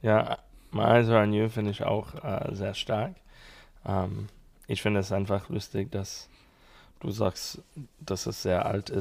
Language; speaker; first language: German; non-native, learner; English